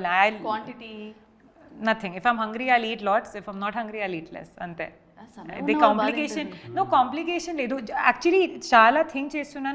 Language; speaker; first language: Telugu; non-native, learner; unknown